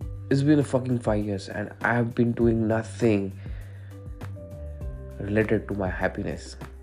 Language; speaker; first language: English; non-native, local second language; Marathi